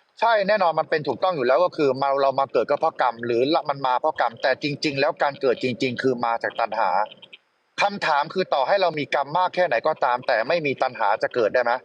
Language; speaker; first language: Thai; native; Thai